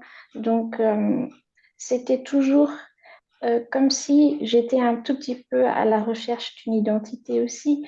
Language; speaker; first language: French; non-native, fluent; German